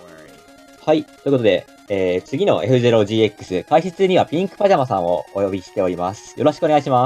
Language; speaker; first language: Japanese; native; Japanese